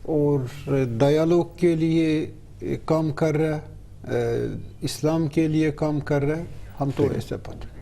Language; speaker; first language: Hindi; non-native, learner; Turkish